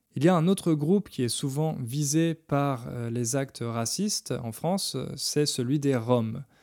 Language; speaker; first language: French; native; French